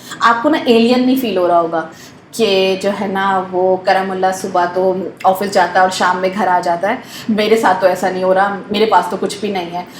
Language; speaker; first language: Urdu; native; Urdu